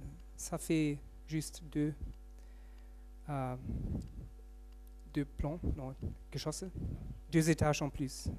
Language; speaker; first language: French; non-native, fluent; German